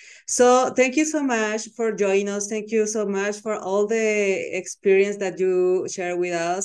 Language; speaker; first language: English; non-native, learner; Spanish